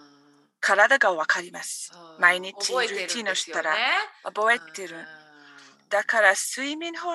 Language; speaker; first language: Japanese; non-native, learner; English